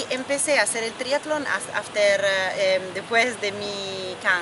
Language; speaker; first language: Spanish; non-native, fluent; Italian